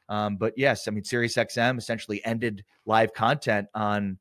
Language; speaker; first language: English; native; English